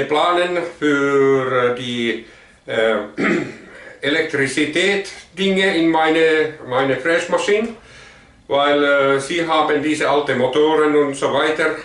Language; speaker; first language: German; non-native, learner; Finnish